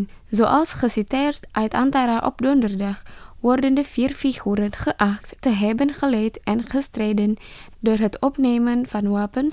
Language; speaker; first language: Dutch; non-native, fluent; Indonesian